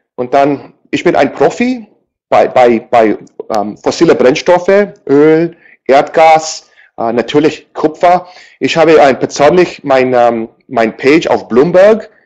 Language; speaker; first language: German; non-native, learner; English